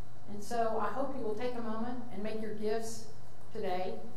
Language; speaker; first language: English; native; English